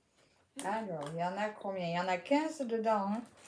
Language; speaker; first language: French; native; French